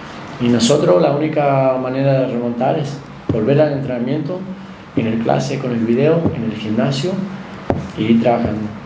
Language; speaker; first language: Spanish; non-native, fluent; English